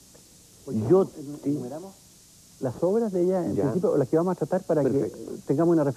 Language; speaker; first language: Spanish; native; Spanish